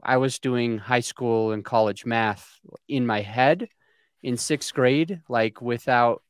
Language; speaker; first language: English; native; English